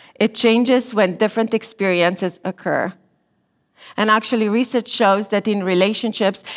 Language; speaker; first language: English; non-native, fluent; Romanian